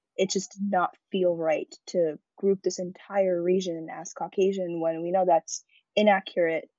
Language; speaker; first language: English; early bilingual, other home language; Arabic